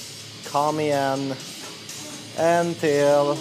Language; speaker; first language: Swedish; native; Swedish